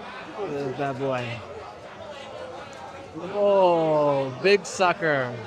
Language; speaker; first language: English; native; English